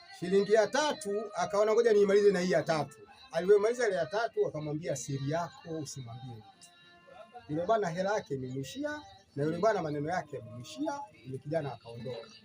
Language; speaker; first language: Swahili; native; Swahili